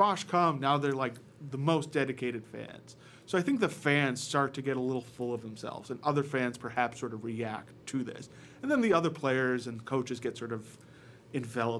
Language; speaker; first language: English; native; English